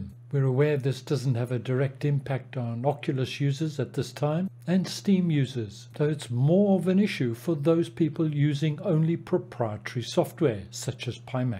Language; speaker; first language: English; native; English